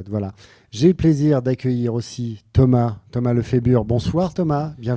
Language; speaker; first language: French; native; French